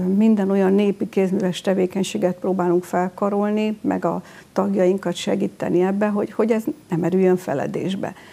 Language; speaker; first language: Hungarian; native; Hungarian